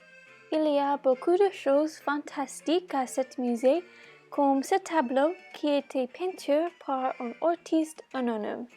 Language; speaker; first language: French; non-native, learner; English